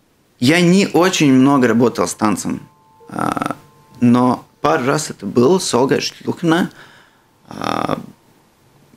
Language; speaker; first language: Russian; non-native, local second language; Latvian